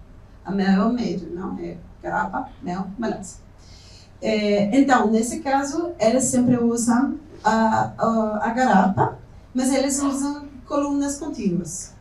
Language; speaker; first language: Portuguese; non-native, fluent; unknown